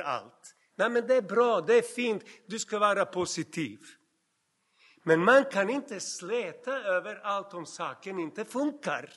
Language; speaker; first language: Swedish; non-native, fluent; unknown